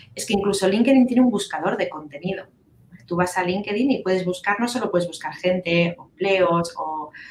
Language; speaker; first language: Spanish; native; Spanish